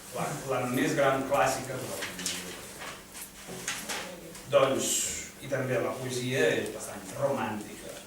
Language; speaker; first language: Catalan; non-native, fluent; Ukrainian